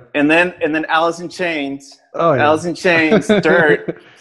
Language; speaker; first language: English; native; English